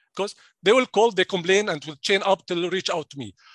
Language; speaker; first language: English; non-native, fluent; Arabic